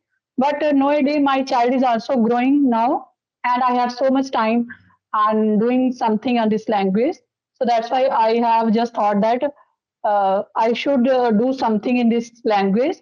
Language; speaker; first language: English; non-native, local second language; Dogri